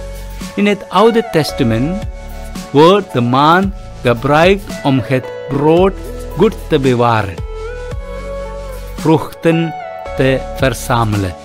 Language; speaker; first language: Dutch; non-native, fluent; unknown